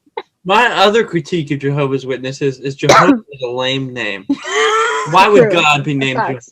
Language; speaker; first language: English; native; English